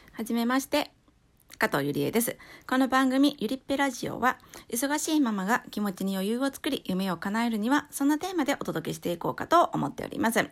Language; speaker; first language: Japanese; native; Japanese